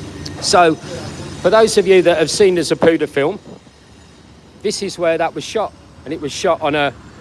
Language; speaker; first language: English; native; English